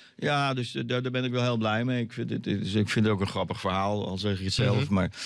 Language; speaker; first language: Dutch; native; Dutch